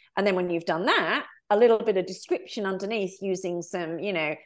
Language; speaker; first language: English; native; English